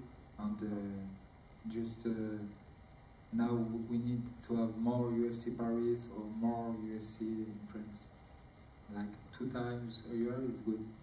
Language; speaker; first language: English; non-native, learner; French